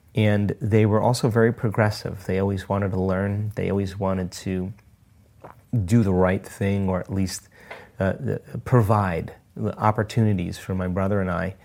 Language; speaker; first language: English; early bilingual, other home language; Italian